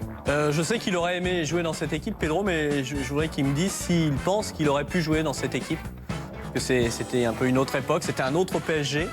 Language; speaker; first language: French; native; French